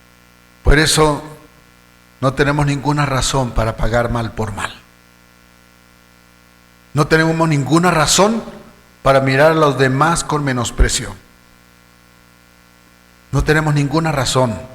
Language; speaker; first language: Spanish; native; Spanish